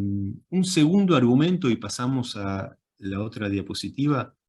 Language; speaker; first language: Spanish; native; Spanish